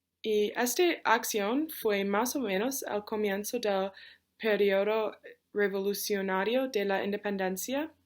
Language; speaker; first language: Spanish; non-native, learner; English